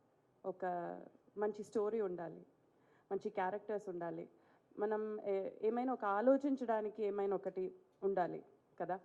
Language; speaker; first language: Telugu; non-native, fluent; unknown